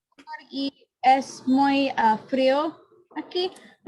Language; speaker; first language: Spanish; non-native, learner; English